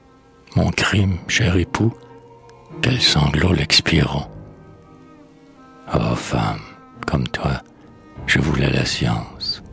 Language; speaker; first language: French; native; French